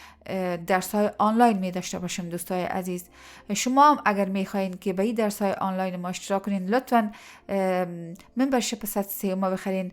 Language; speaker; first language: Persian; native; Persian